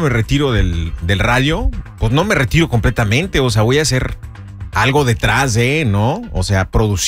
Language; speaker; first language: Spanish; early bilingual, heritage; Spanish